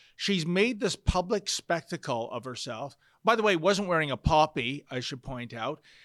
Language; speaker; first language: English; native; English